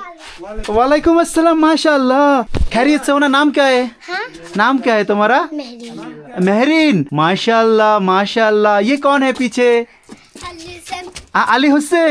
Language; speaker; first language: Hindi; non-native, learner; Bangla